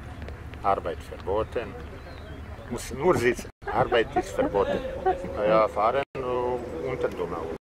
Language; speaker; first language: German; non-native, learner; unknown